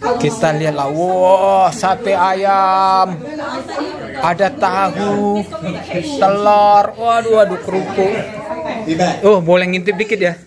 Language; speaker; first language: Indonesian; native; Indonesian